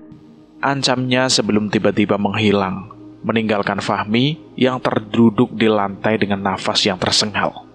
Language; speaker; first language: Indonesian; native; Indonesian